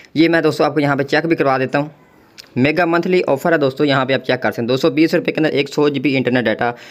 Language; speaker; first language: Urdu; non-native, local second language; Punjabi